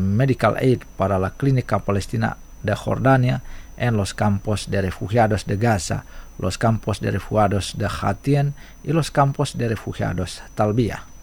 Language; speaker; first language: Spanish; non-native, fluent; Indonesian